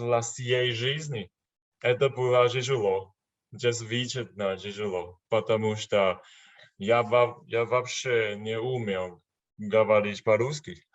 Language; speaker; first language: Russian; non-native, learner; Chinese